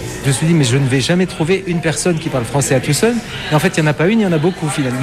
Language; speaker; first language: French; native; French